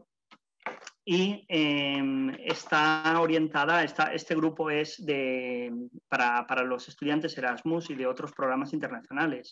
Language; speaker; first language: Spanish; native; Spanish